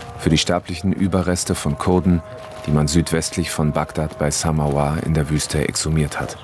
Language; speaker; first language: German; native; German